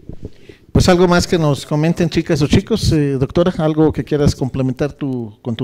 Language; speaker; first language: Spanish; native; Spanish